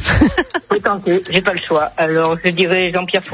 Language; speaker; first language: French; native; French